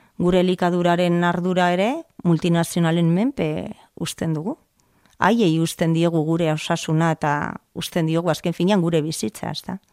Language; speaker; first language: Basque; non-native, local second language; Spanish